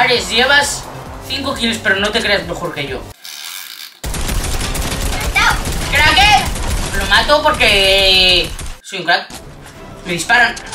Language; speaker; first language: Spanish; native; Spanish